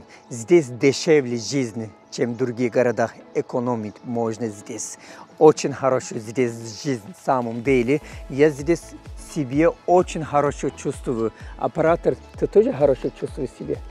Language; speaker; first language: Russian; non-native, fluent; Turkish